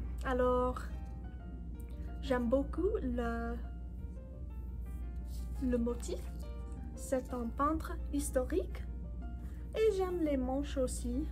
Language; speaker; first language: French; non-native, learner; English